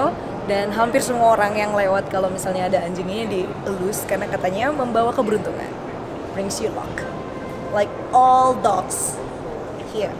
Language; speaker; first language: Indonesian; native; Indonesian